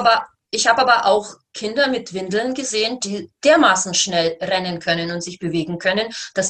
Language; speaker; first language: German; native; German